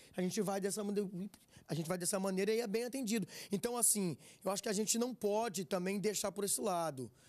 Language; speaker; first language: Portuguese; native; Portuguese